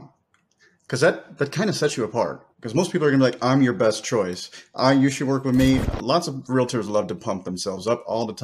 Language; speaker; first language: English; native; English